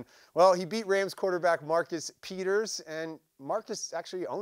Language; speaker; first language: English; native; English